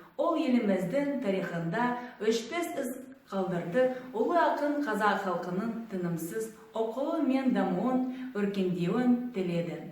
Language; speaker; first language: Kazakh; non-native, local second language; Ingush